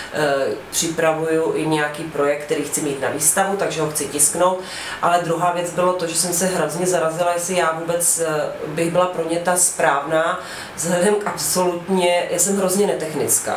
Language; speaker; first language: Czech; native; Czech